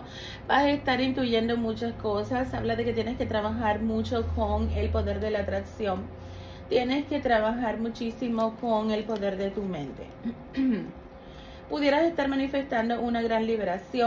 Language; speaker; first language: Spanish; native; Spanish